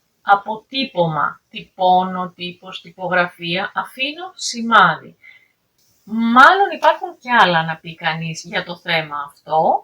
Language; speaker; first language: Greek; native; Greek